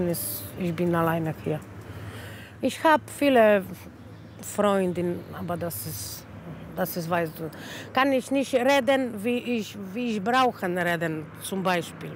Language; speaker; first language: German; non-native, learner; Polish